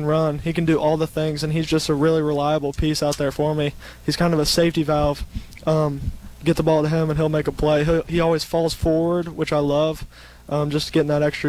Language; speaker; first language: English; native; English